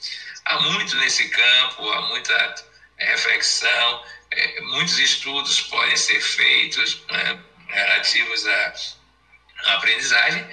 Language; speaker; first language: Portuguese; native; Portuguese